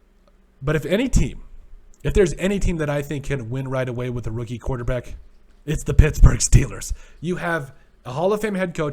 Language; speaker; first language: English; native; English